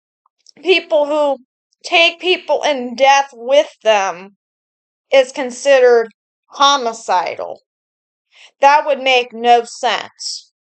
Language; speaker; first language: English; native; English